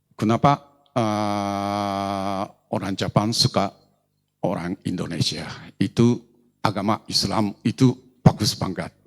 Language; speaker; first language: Indonesian; non-native, learner; Japanese